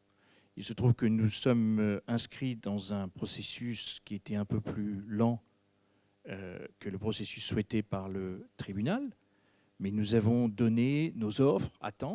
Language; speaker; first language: French; native; French